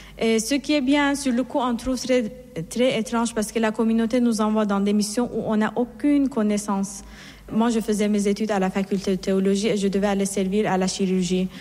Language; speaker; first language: French; non-native, fluent; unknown